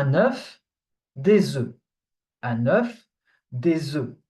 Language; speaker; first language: French; non-native, fluent; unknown